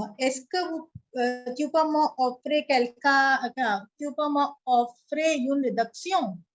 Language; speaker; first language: French; non-native, learner; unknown